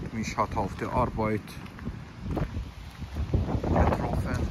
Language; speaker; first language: German; non-native, fluent; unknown